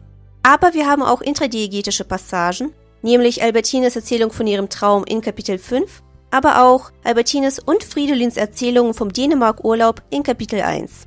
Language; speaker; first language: German; native; German